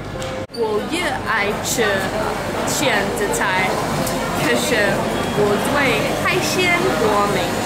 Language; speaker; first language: Chinese; non-native, learner; English